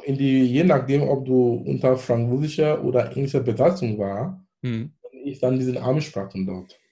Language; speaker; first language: German; non-native, fluent; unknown